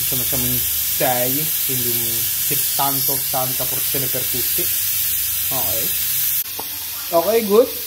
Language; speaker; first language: Italian; early bilingual, other home language; Filipino